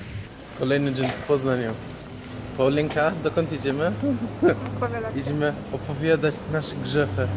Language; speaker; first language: Polish; non-native, fluent; Persian